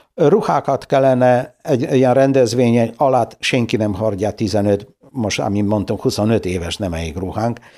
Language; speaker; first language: Hungarian; non-native, fluent; Polish